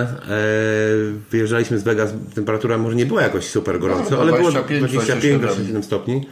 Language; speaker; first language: Polish; native; Polish